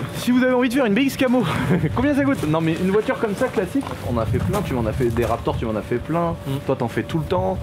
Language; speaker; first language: French; native; French